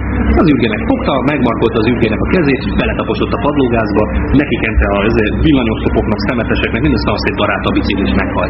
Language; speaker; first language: Hungarian; native; Hungarian